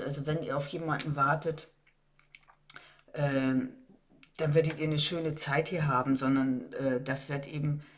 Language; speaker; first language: German; native; German